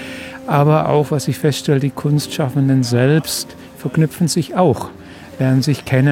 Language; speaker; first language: German; native; German